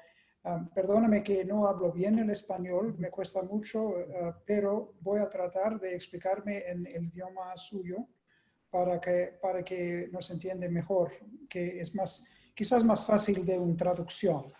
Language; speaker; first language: Spanish; non-native, fluent; English